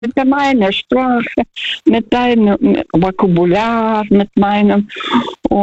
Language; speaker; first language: German; early bilingual, heritage; German